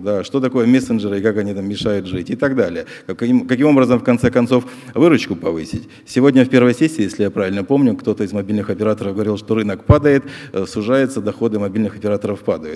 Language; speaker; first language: Russian; native; Russian